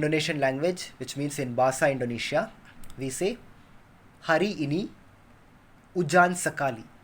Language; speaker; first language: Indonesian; non-native, learner; Kannada